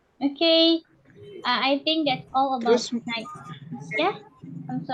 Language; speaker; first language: English; non-native, fluent; Indonesian